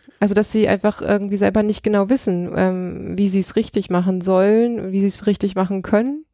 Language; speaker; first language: German; early bilingual, other home language; Russian